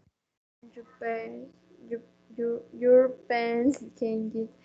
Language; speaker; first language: English; non-native, learner; Spanish